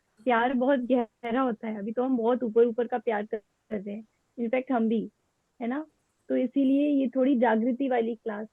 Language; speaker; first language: Hindi; native; Hindi